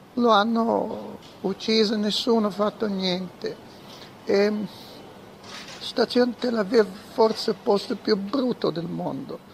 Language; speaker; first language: Italian; non-native, learner; Russian